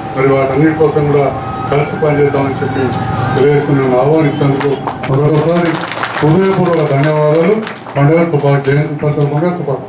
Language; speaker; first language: Telugu; native; Telugu